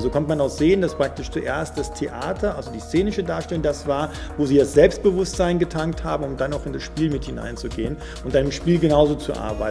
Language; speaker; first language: German; native; German